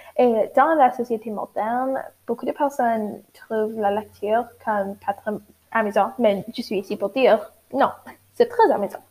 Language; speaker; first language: French; non-native, learner; English